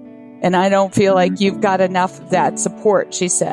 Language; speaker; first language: English; native; English